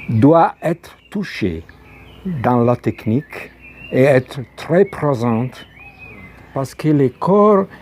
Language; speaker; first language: French; non-native, fluent; Italian